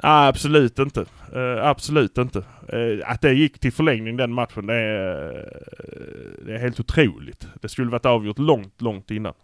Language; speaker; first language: Swedish; native; Swedish